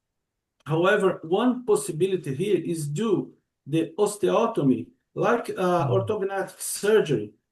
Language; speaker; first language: English; non-native, learner; Portuguese